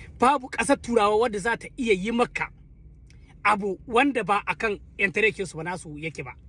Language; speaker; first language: Hausa; native; Hausa